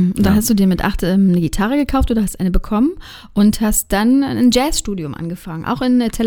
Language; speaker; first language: German; native; German